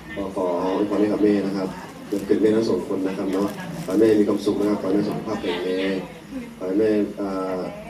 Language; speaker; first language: Thai; native; Thai